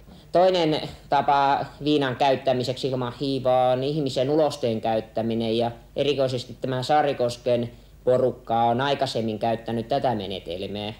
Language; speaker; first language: Finnish; native; Finnish